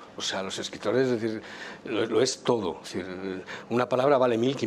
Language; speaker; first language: Spanish; native; Spanish